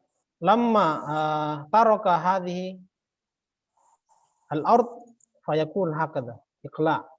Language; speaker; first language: Arabic; non-native, fluent; Indonesian